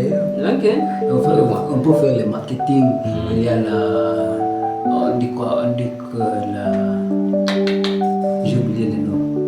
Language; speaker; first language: French; non-native, learner; Kalenjin